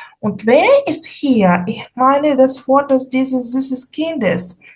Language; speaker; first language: German; non-native, fluent; Ukrainian